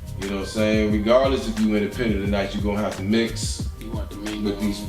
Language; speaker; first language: English; native; English